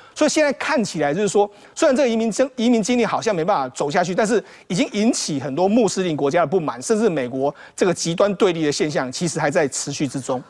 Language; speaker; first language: Chinese; native; Chinese